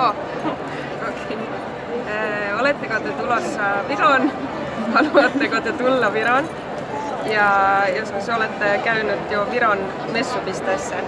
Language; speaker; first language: Finnish; non-native, learner; Estonian